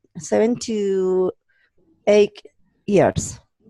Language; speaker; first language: English; non-native, learner; Spanish